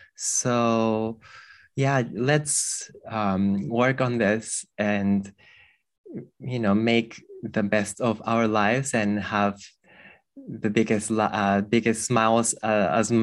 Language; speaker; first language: English; non-native, fluent; Japanese